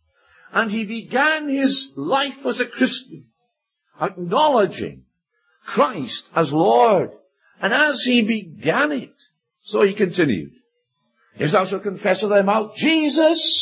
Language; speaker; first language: English; native; English